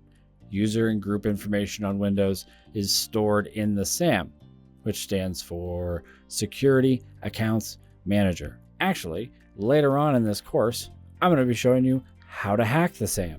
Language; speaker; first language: English; native; English